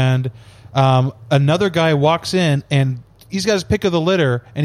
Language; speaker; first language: English; native; English